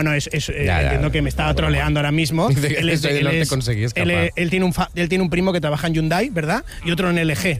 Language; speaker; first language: Spanish; native; Spanish